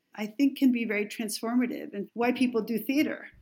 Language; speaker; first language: English; non-native, fluent; Spanish